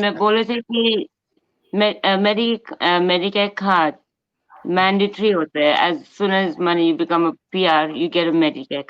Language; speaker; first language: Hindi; non-native, local second language; Bangla